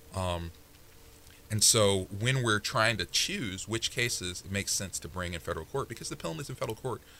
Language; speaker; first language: English; native; English